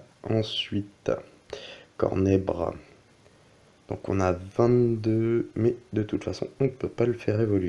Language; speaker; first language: French; native; French